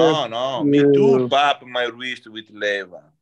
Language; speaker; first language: English; non-native, learner; Italian